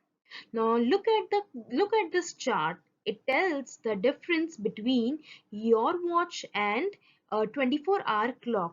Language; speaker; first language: English; non-native, local second language; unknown